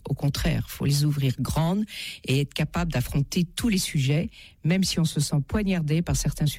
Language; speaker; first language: French; native; French